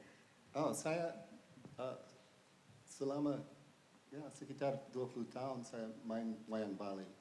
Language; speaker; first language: Indonesian; non-native, fluent; English